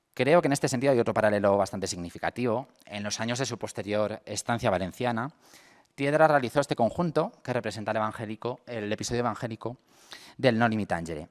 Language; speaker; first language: Spanish; native; Spanish